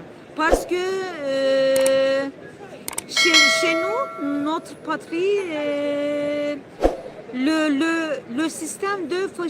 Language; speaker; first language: French; non-native, learner; Turkish